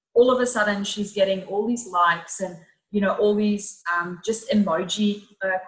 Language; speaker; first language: English; non-native, fluent; Dutch